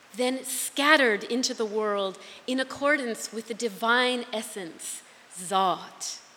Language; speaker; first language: English; native; English